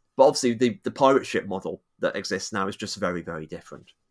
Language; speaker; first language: English; native; English